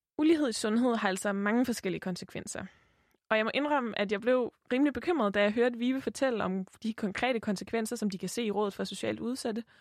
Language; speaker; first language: Danish; native; Danish